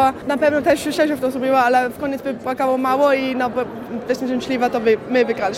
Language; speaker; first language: Polish; early bilingual, heritage; Polish